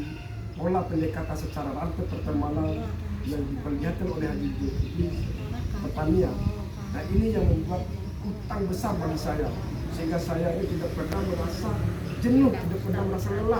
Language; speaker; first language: Indonesian; non-native, local second language; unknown